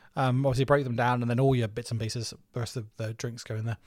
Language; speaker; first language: English; native; English